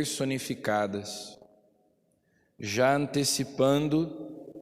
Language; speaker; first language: Portuguese; native; Portuguese